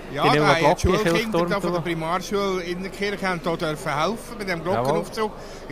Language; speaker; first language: German; native; German